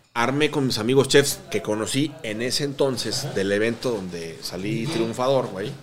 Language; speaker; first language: Spanish; native; Spanish